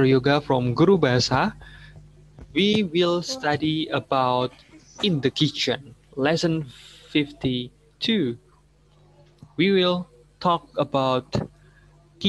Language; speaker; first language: English; non-native, learner; Indonesian